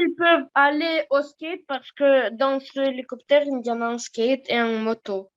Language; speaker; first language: French; non-native, learner; Russian